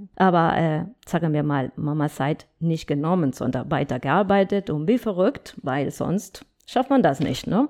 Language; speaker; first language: German; non-native, fluent; Spanish